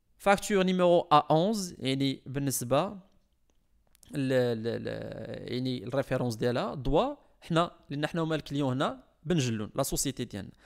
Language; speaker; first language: French; non-native, local second language; Arabic